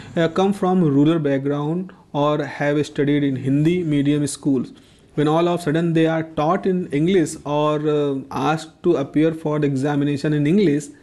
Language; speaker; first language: Hindi; native; Hindi